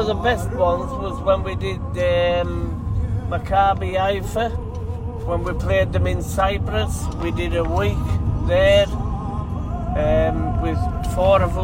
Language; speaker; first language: English; native; English